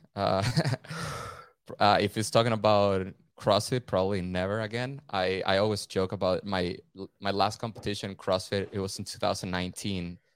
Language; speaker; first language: English; non-native, fluent; Spanish